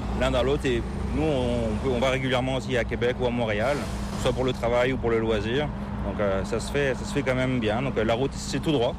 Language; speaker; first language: French; native; French